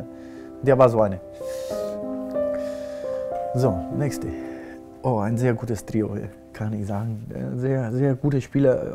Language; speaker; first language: German; non-native, fluent; Spanish